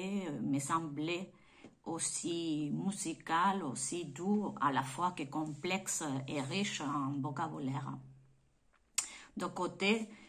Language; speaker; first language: French; non-native, fluent; Spanish